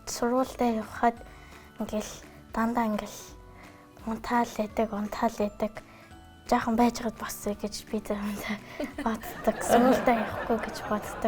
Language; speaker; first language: Mongolian; early bilingual, heritage; Mongolian